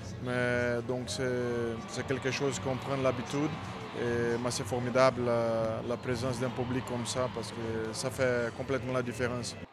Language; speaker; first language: French; non-native, fluent; Portuguese